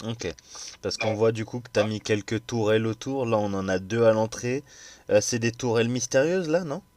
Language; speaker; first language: French; native; French